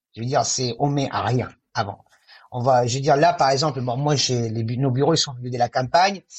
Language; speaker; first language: French; non-native, fluent; Italian